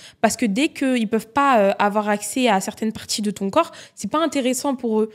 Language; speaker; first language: French; native; French